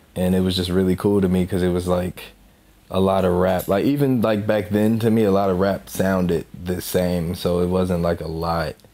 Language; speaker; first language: English; native; English